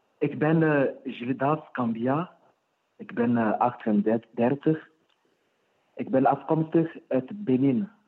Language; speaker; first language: Dutch; non-native, fluent; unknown